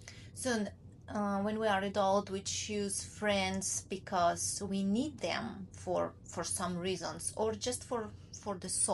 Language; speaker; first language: English; non-native, learner; Ukrainian